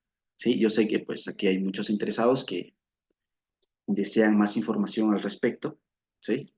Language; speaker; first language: Spanish; native; Spanish